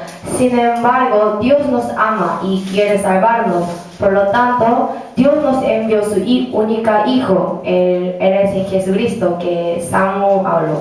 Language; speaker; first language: Spanish; non-native, learner; Korean